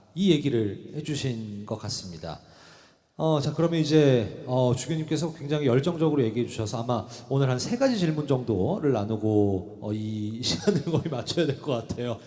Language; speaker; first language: Korean; native; Korean